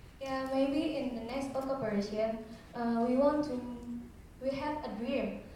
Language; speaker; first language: English; non-native, learner; Indonesian